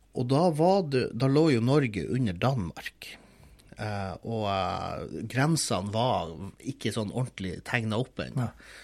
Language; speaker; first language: Norwegian; native; Norwegian